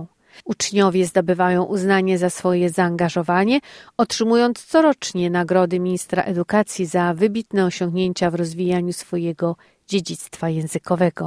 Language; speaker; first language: Polish; native; Polish